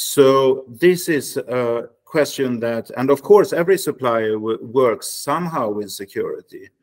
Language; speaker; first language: English; non-native, fluent; Swedish